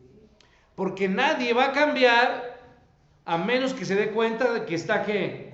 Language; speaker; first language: Spanish; native; Spanish